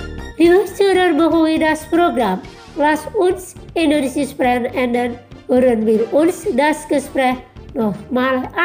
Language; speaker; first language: German; non-native, learner; Indonesian